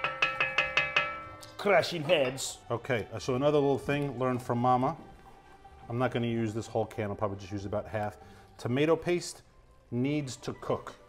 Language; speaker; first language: English; native; English